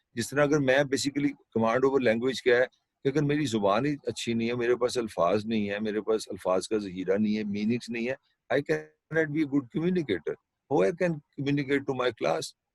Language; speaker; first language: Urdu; non-native, local second language; Punjabi